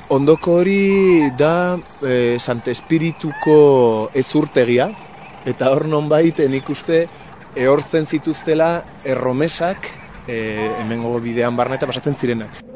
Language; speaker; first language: Basque; non-native, local second language; Spanish